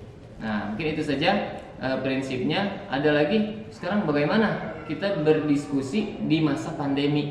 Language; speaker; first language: Indonesian; native; Indonesian